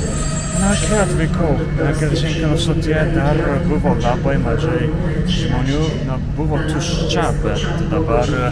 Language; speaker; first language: Lithuanian; non-native, fluent; Japanese